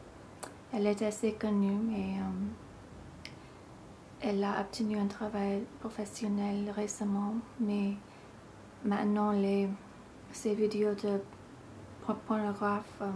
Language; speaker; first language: French; non-native, learner; English